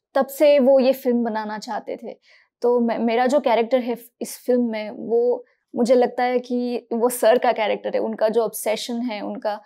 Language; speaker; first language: Hindi; non-native, local second language; Marathi